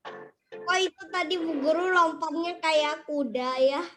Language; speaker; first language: Malay; native; Malay